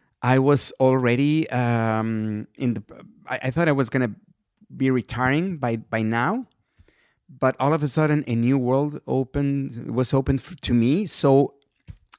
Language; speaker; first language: English; non-native, fluent; Spanish